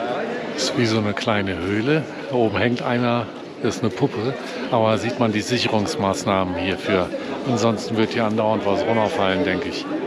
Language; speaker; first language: German; native; German